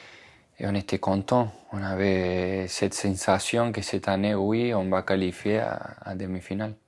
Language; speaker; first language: French; non-native, fluent; Spanish